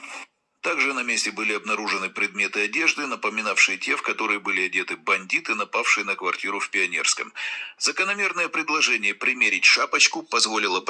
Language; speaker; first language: Russian; native; Russian